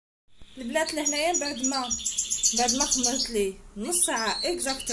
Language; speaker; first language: Arabic; native; Arabic